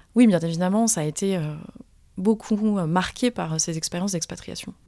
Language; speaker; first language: French; native; French